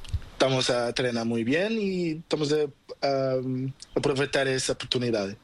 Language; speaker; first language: Spanish; non-native, learner; Portuguese